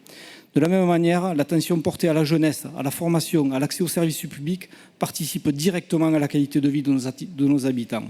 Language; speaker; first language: French; native; French